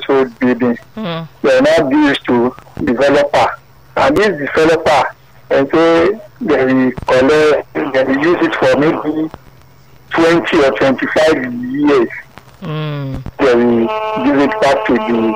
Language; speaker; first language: English; non-native, local second language; Yoruba